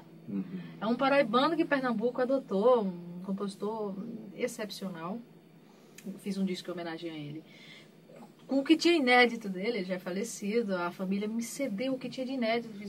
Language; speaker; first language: Portuguese; native; Portuguese